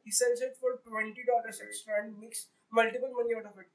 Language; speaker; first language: English; non-native, local second language; Marathi